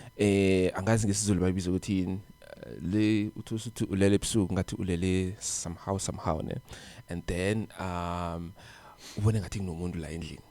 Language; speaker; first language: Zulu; non-native, local second language; South Ndebele